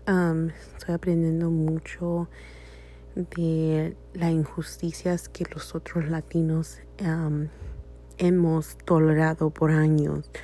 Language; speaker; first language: Spanish; early bilingual, heritage; Spanish